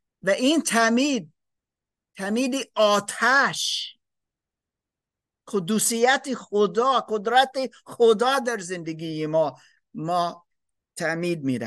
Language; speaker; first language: Persian; non-native, learner; English